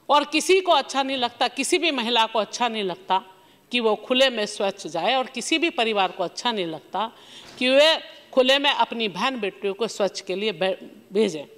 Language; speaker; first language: Hindi; native; Hindi